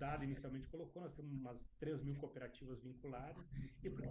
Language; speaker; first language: Portuguese; native; Portuguese